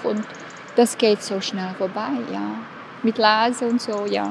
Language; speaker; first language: German; non-native, fluent; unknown